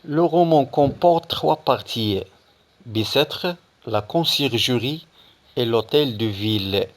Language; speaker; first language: French; non-native, local second language; Arabic